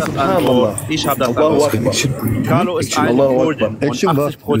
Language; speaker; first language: German; non-native, learner; Arabic